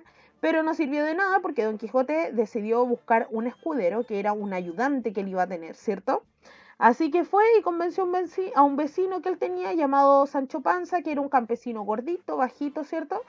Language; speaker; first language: Spanish; native; Spanish